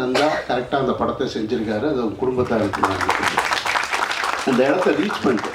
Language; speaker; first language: Tamil; native; Tamil